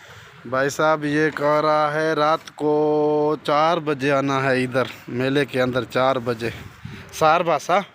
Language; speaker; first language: Hindi; non-native, local second language; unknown